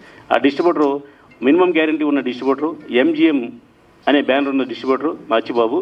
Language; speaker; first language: Telugu; native; Telugu